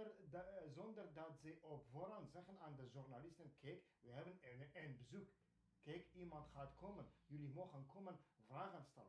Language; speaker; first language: Dutch; non-native, fluent; Kurdish